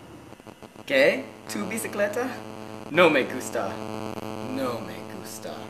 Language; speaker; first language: Spanish; non-native, learner; English